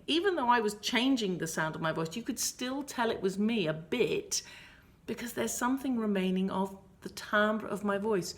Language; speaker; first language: English; native; English